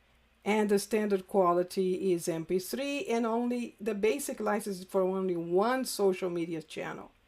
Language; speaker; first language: English; native; English